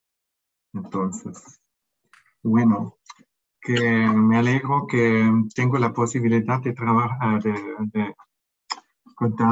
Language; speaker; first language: Spanish; non-native, fluent; German